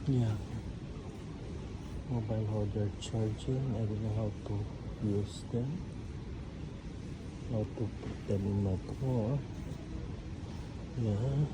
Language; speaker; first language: English; non-native, local second language; Filipino